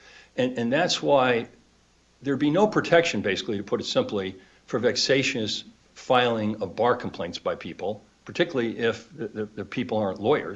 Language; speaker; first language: English; native; English